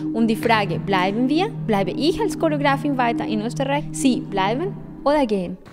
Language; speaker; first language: German; non-native, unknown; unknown